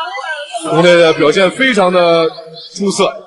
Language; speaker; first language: Chinese; native; Chinese